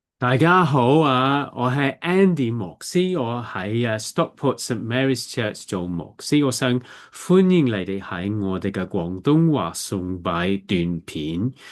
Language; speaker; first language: Cantonese; non-native, learner; English